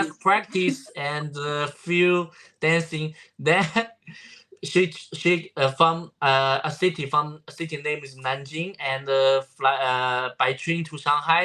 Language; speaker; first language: English; non-native, learner; Chinese